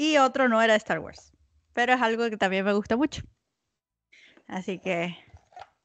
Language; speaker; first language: Spanish; native; Spanish